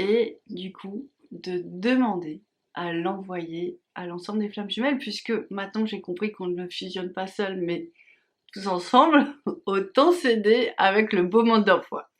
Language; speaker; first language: French; native; French